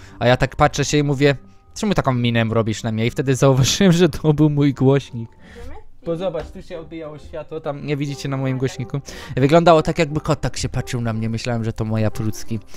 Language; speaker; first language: Polish; early bilingual, heritage; Polish